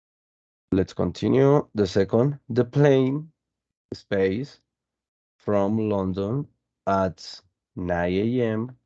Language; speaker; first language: English; non-native, fluent; Spanish